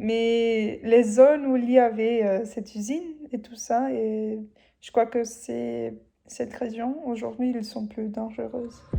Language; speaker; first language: French; non-native, fluent; English